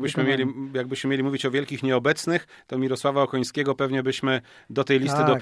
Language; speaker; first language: Polish; native; Polish